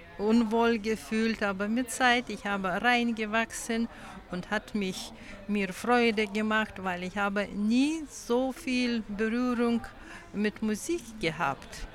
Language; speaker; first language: German; non-native, learner; Lithuanian